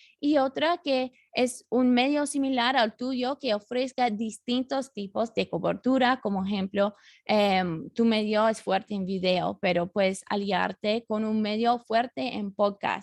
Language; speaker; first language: Spanish; non-native, fluent; English